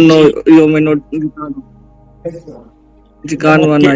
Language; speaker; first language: Japanese; non-native, learner; Hindi